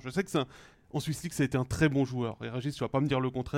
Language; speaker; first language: French; native; French